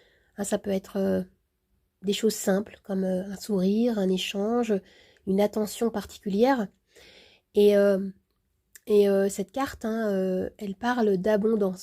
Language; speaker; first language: French; native; French